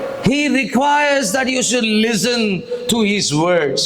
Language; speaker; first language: English; non-native, local second language; Telugu